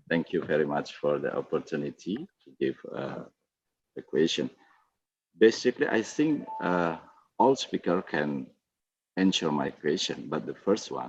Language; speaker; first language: English; non-native, fluent; Indonesian